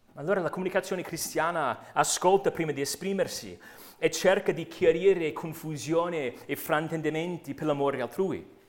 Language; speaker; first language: Italian; non-native, fluent; English